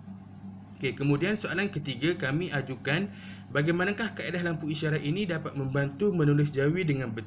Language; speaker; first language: Malay; native; Malay